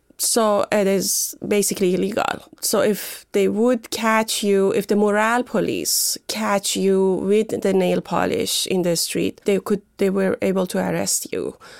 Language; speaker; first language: English; non-native, fluent; Persian